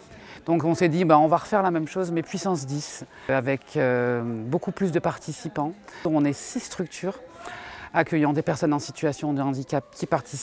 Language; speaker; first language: French; native; French